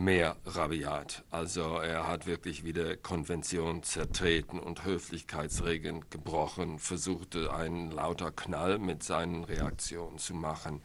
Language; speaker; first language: German; non-native, fluent; English